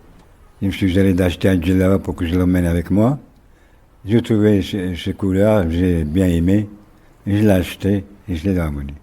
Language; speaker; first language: French; non-native, local second language; Arabic